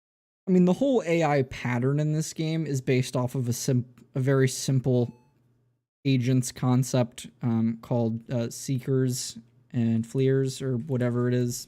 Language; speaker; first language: English; native; English